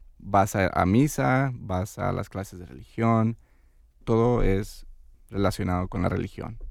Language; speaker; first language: Spanish; early bilingual, heritage; Spanish